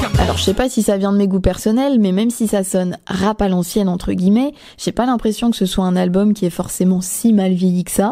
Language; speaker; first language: French; native; French